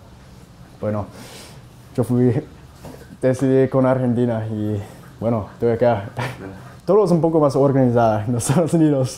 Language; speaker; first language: Spanish; non-native, fluent; English